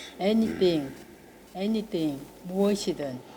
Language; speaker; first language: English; non-native, learner; Korean